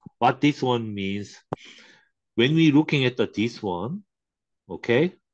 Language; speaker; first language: English; non-native, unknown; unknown